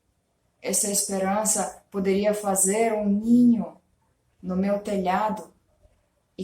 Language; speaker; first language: Portuguese; non-native, fluent; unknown